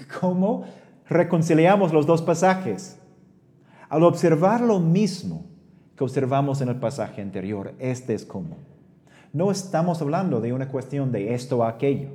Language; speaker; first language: Spanish; non-native, fluent; English